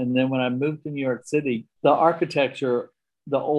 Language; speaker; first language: English; native; English